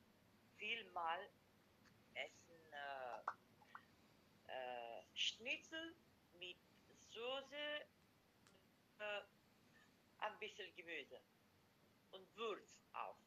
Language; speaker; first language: German; non-native, learner; Macedonian